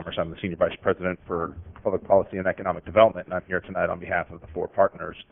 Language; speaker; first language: English; native; English